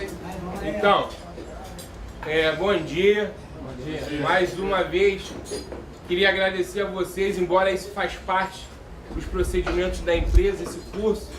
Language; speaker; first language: Portuguese; native; Portuguese